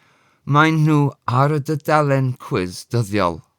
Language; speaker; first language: Welsh; non-native, fluent; English